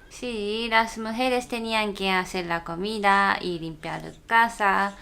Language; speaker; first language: Spanish; non-native, fluent; Japanese